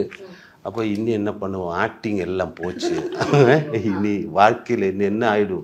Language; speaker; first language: Tamil; non-native, learner; Malayalam